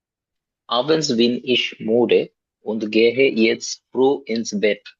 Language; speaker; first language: German; non-native, learner; Bangla